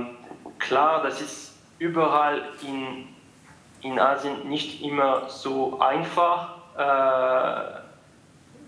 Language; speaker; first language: German; non-native, fluent; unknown